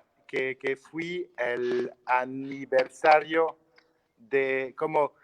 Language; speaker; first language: Spanish; non-native, learner; French